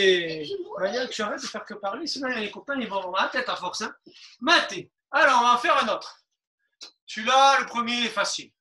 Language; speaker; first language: French; native; French